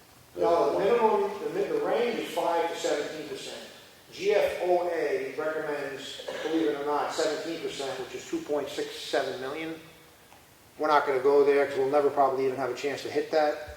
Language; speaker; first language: English; native; English